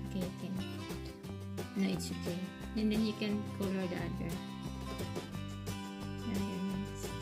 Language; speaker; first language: English; non-native, local second language; Filipino